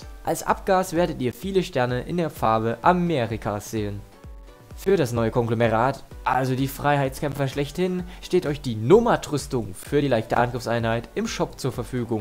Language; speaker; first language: German; native; German